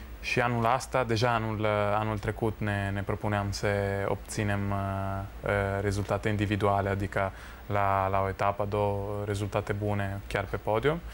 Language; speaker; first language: Romanian; non-native, fluent; Italian